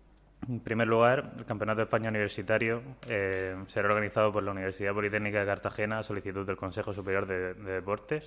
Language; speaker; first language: Spanish; native; Spanish